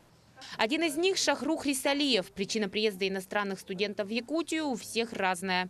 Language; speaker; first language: Russian; native; Russian